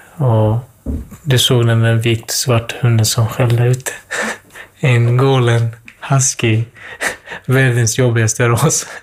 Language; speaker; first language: Swedish; non-native, fluent; Kurdish